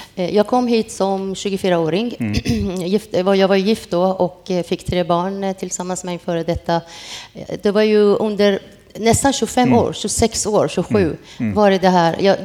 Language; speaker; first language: Swedish; non-native, fluent; Persian